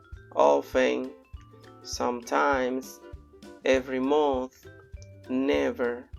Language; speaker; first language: English; non-native, fluent; Spanish